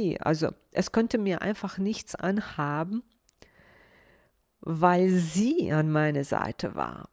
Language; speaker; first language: German; non-native, fluent; Bosnian